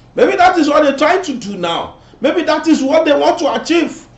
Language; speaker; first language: English; non-native, local second language; Yoruba